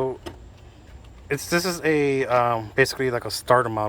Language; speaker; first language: English; native; English